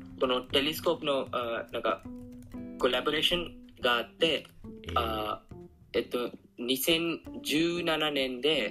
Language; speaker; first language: Japanese; non-native, learner; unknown